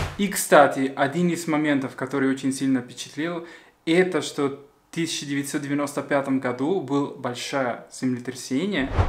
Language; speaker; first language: Russian; non-native, fluent; Spanish